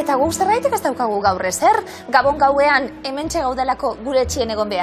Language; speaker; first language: Basque; native; Basque